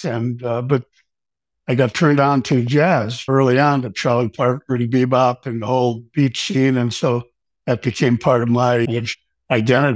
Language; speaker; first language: English; native; English